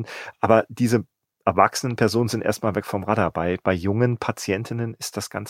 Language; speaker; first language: German; native; German